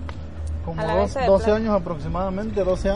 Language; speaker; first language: Spanish; native; Spanish